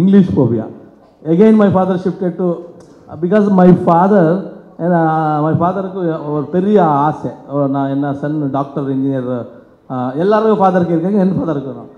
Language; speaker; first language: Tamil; non-native, learner; Kannada